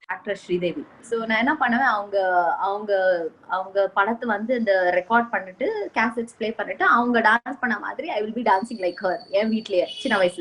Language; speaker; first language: Tamil; non-native, fluent; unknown